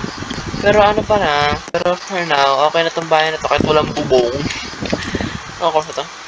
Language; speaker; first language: Filipino; native; Filipino